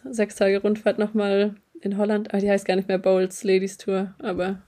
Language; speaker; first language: German; native; German